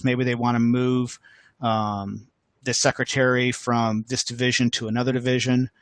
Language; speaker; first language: English; native; English